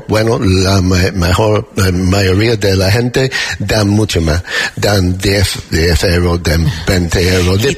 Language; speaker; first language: Spanish; non-native, learner; English